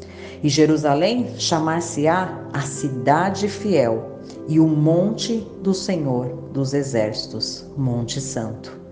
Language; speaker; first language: Portuguese; native; Portuguese